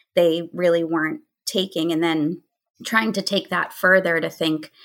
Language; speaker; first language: English; native; English